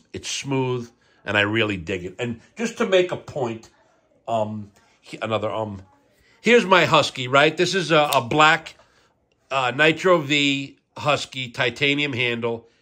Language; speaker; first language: English; native; English